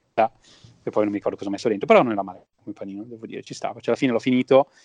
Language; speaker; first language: Italian; native; Italian